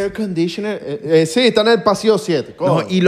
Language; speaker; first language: Spanish; native; Spanish